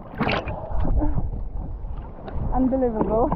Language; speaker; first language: English; non-native, learner; Russian